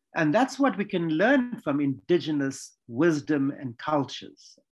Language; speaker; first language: English; native; English